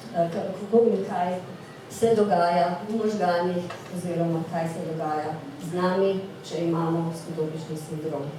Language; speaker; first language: Slovenian; native; Slovenian